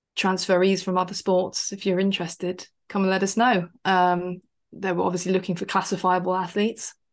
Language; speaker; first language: English; native; English